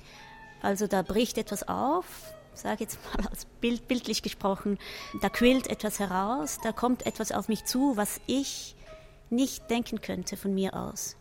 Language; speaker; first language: German; native; German